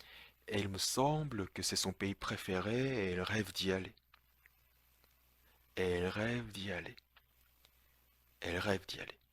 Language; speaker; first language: French; non-native, fluent; Korean